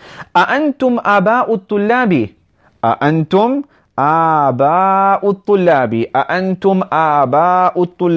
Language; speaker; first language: Arabic; non-native, fluent; English